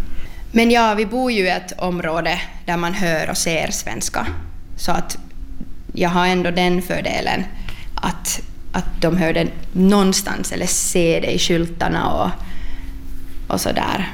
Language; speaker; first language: Swedish; non-native, local second language; Finnish